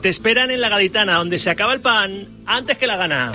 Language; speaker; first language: Spanish; native; Spanish